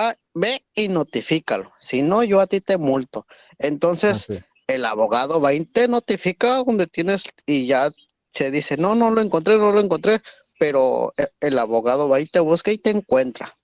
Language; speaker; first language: Spanish; native; Spanish